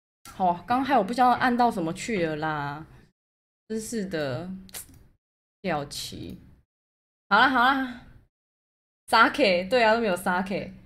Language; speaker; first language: Chinese; native; Chinese